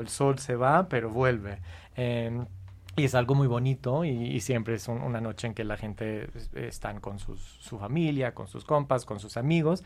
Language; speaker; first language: Spanish; non-native, fluent; English